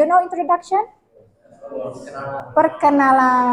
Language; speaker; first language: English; non-native, fluent; Indonesian